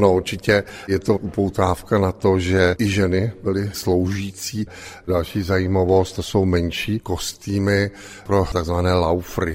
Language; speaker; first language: Czech; native; Czech